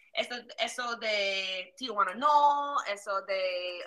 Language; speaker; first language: Spanish; non-native, learner; English